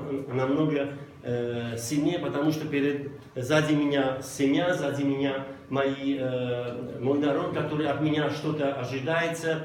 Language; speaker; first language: Russian; non-native, local second language; Armenian